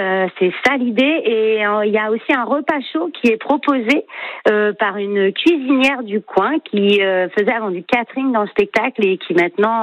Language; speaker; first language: French; native; French